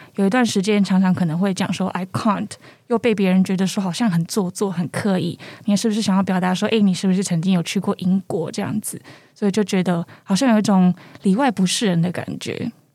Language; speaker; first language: Chinese; native; Chinese